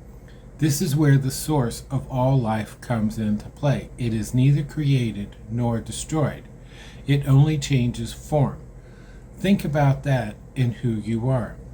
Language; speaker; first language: English; native; English